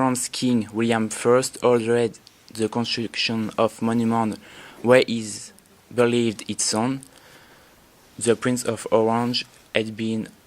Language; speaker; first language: English; non-native, learner; French